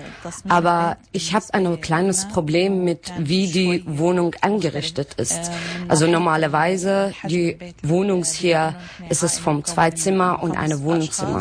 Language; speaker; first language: German; non-native, learner; Arabic